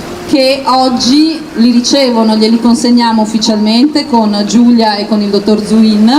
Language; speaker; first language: Italian; native; Italian